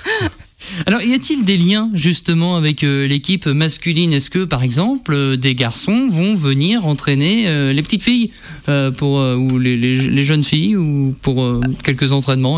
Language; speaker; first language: French; native; French